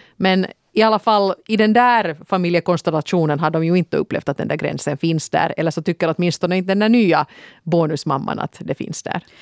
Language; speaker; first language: Swedish; native; Swedish